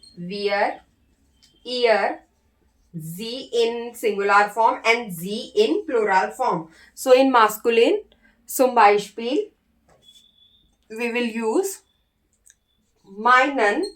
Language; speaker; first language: German; non-native, learner; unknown